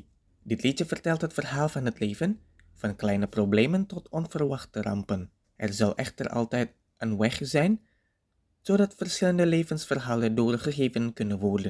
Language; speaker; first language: Dutch; non-native, fluent; Indonesian